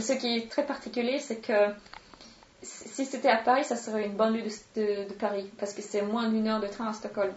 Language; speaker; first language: French; non-native, fluent; Swedish